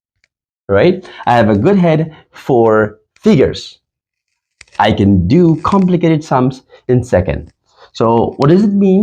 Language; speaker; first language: English; non-native, fluent; Persian